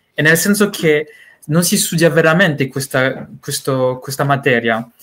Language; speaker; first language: Italian; non-native, learner; Malagasy